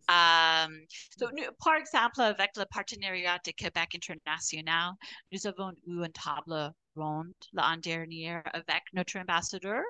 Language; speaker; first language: French; non-native, fluent; English